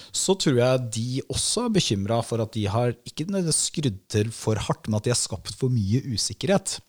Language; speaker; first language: Norwegian; native; Norwegian